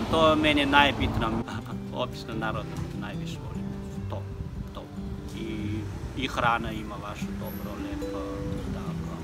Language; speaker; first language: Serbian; non-native, learner; Chinese